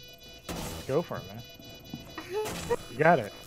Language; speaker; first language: English; native; English